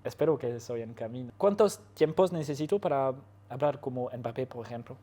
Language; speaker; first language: Spanish; non-native, learner; French